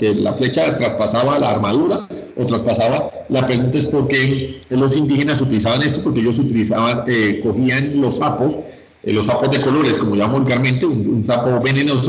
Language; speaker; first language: Spanish; native; Spanish